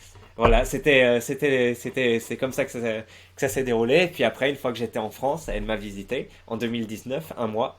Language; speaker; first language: French; native; French